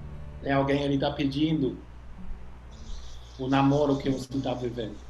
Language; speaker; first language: Portuguese; non-native, fluent; English